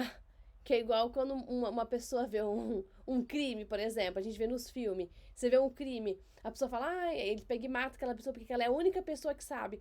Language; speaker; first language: Portuguese; native; Portuguese